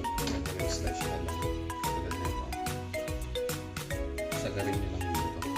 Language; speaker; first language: Filipino; native; Filipino